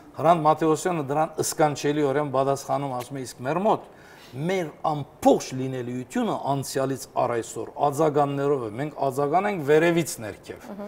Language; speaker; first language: Armenian; early bilingual, heritage; Armenian